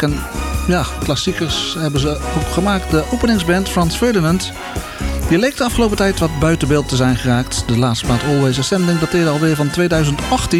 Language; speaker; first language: Dutch; native; Dutch